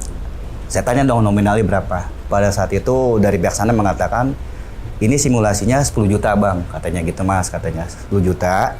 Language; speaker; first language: Indonesian; native; Indonesian